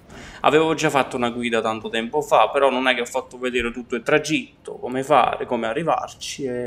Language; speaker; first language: Italian; native; Italian